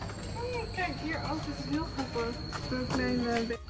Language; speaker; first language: Dutch; native; Dutch